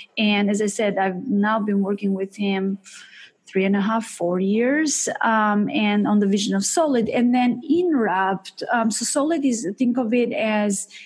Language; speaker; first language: English; early bilingual, other home language; Albanian